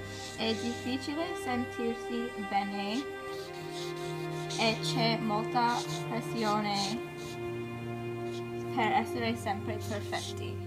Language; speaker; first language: Italian; non-native, learner; English